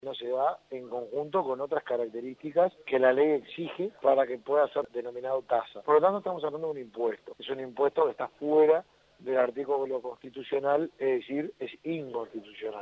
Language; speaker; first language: Spanish; native; Spanish